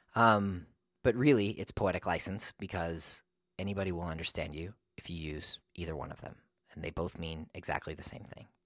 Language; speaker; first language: English; native; English